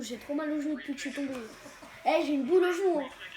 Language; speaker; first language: French; native; French